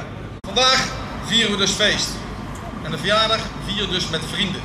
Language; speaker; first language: Dutch; native; Dutch